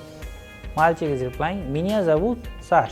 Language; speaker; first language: Russian; non-native, fluent; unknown